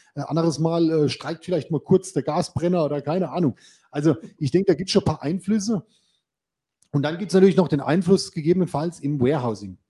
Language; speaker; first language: German; native; German